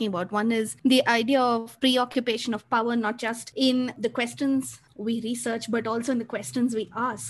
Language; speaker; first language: English; non-native, local second language; Malayalam